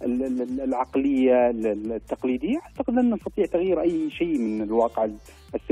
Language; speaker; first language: Arabic; native; Arabic